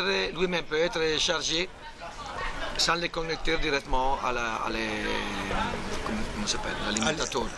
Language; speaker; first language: French; non-native, learner; Italian